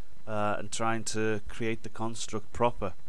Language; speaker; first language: English; native; English